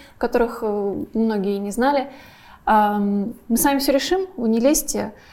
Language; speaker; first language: Russian; native; Russian